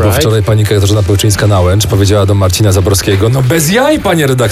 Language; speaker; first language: Polish; native; Polish